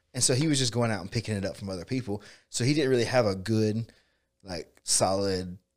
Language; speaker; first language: English; native; English